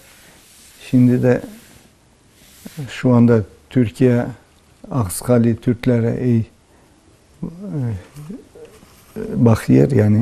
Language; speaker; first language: Turkish; early bilingual, heritage; Turkish